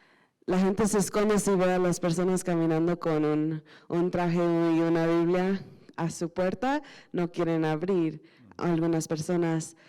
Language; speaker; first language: Spanish; early bilingual, heritage; Spanish